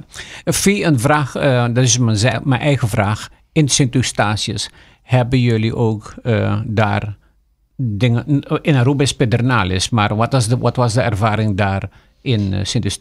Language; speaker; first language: Dutch; non-native, local second language; Papiamento